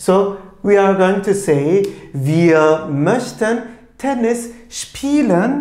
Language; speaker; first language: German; non-native, fluent; Turkish